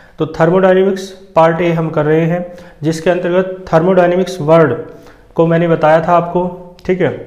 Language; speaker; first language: Hindi; native; Hindi